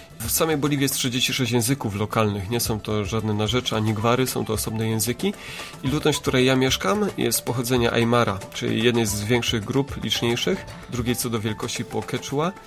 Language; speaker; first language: Polish; native; Polish